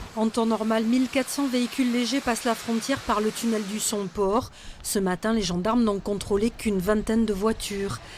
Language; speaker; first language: French; native; French